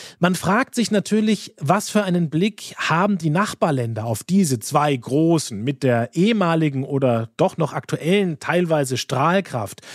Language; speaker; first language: German; native; German